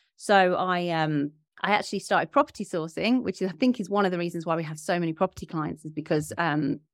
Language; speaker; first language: English; native; English